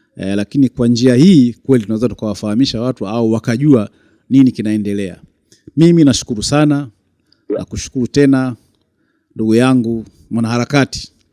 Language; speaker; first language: Swahili; native; Swahili